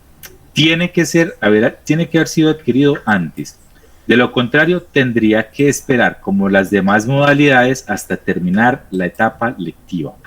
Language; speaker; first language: Spanish; native; Spanish